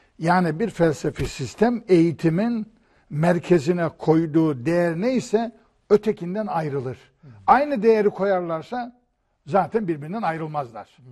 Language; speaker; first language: Turkish; native; Turkish